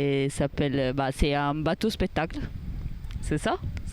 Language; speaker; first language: French; non-native, learner; Italian